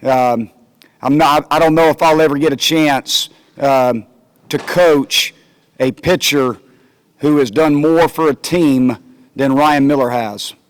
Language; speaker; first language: English; native; English